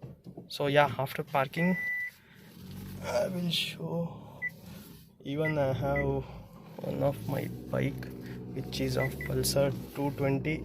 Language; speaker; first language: English; non-native, local second language; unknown